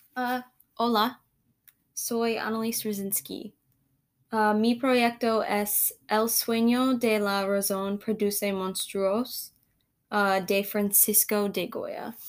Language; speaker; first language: Spanish; non-native, learner; English